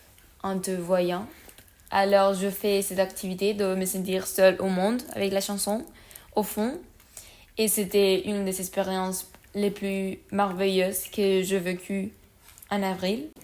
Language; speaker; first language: French; non-native, learner; Spanish